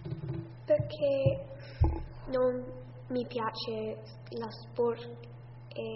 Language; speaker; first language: Italian; non-native, learner; English